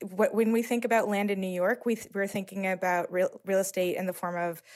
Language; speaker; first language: English; native; English